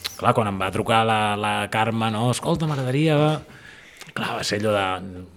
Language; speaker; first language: Catalan; native; Catalan